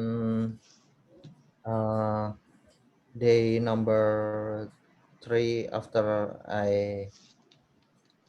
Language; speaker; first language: English; non-native, learner; Indonesian